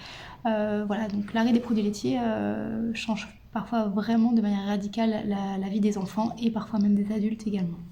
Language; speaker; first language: French; native; French